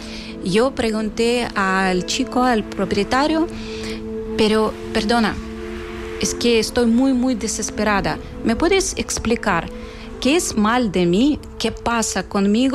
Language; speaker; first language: Spanish; non-native, learner; Ukrainian